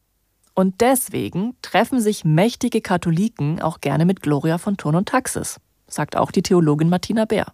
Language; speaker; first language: German; native; German